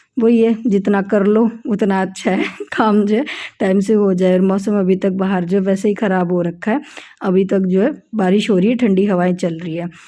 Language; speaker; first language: Hindi; native; Hindi